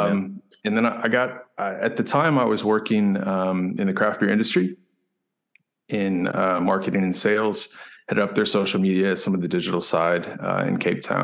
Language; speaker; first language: English; native; English